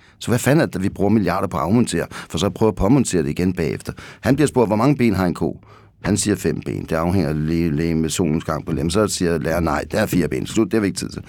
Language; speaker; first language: Danish; native; Danish